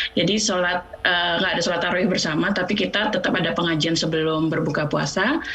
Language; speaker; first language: Indonesian; native; Indonesian